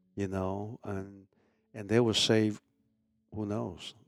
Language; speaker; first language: English; early bilingual, other home language; Chinese